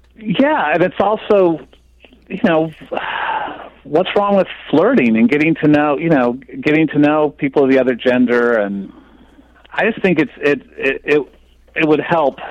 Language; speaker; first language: English; native; English